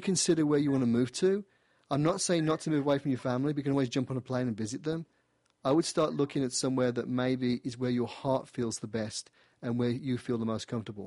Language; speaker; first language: English; native; English